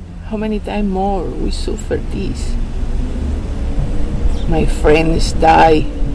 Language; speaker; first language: English; non-native, learner; Spanish